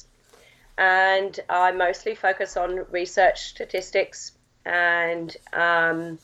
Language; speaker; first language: English; native; English